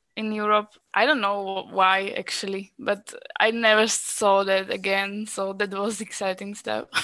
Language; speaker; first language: English; non-native, fluent; Slovak